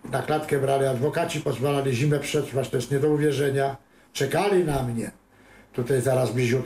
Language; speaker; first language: Polish; native; Polish